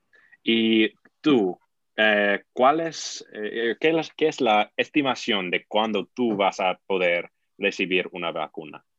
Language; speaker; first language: Spanish; non-native, fluent; English